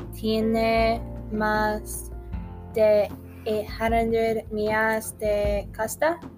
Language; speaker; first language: Spanish; non-native, learner; English